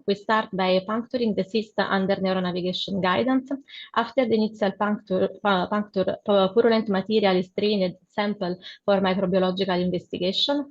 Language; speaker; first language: English; non-native, fluent; Italian